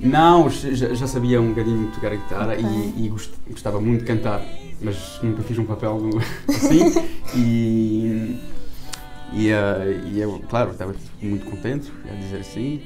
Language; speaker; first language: Portuguese; early bilingual, heritage; French